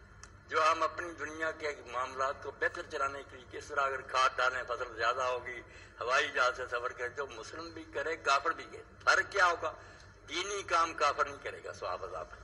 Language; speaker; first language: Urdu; non-native, local second language; Punjabi